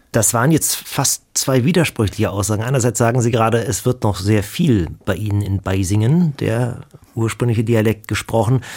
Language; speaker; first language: German; native; German